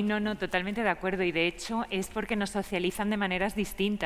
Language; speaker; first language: Spanish; native; Spanish